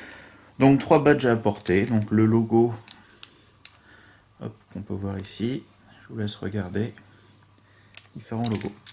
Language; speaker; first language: French; native; French